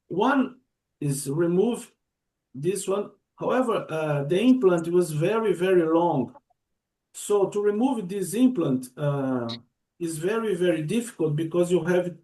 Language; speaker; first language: English; non-native, learner; Portuguese